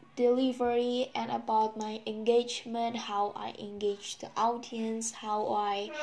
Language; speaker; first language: English; non-native, learner; Indonesian